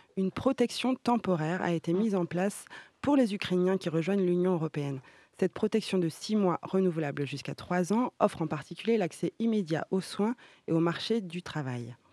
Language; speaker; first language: French; native; French